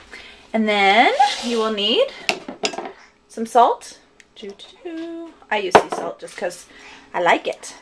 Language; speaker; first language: English; native; English